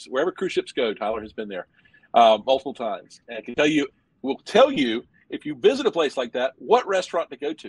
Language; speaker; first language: English; native; English